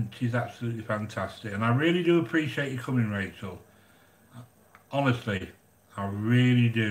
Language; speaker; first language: English; native; English